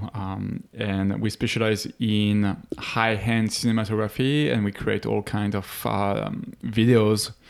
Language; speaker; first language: English; non-native, fluent; French